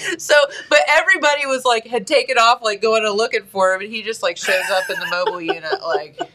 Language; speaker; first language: English; native; English